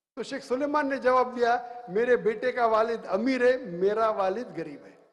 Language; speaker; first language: Hindi; native; Hindi